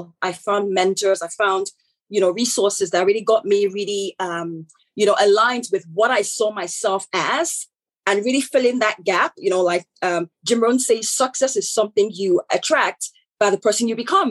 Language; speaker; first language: English; non-native, local second language; Yoruba